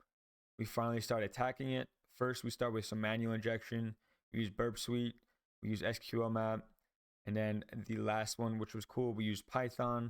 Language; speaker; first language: English; native; English